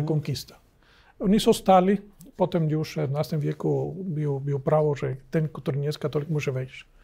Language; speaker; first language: Polish; non-native, learner; Spanish